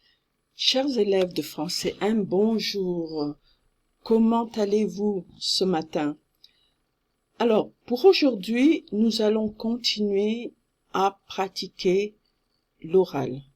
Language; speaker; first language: French; non-native, fluent; English